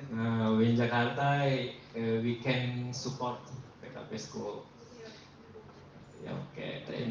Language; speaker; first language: English; non-native, learner; Indonesian